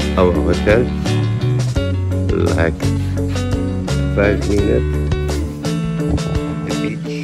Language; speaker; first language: English; non-native, learner; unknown